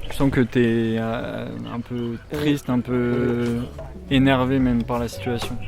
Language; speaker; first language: French; native; French